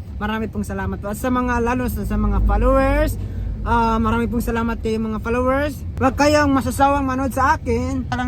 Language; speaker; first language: Filipino; non-native, local second language; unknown